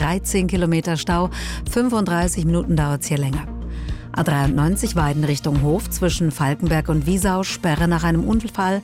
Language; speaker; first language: German; native; German